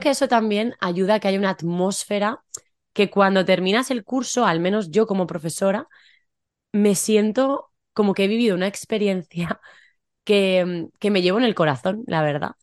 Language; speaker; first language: Spanish; native; Spanish